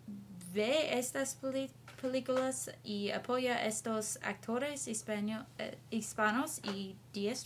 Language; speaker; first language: Spanish; non-native, learner; English